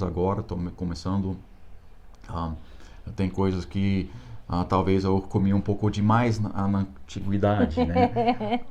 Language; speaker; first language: Portuguese; non-native, fluent; English